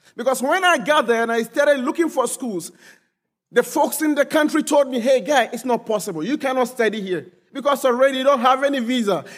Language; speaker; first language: English; non-native, local second language; Akan